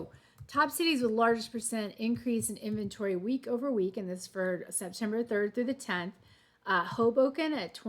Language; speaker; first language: English; native; English